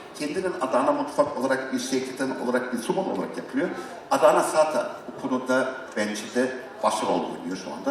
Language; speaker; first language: Turkish; non-native, learner; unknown